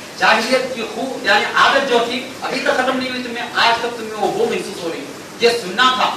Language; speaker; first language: Urdu; native; Urdu